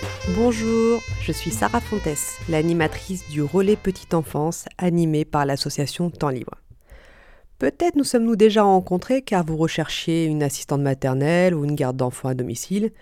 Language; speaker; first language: French; native; French